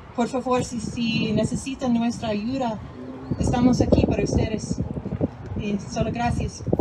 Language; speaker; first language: Spanish; non-native, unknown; English